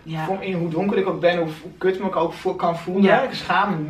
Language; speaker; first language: Dutch; native; Dutch